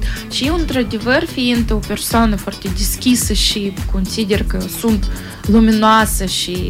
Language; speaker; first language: Romanian; non-native, local second language; Russian